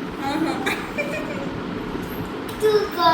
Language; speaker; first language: Hindi; non-native, learner; Bangla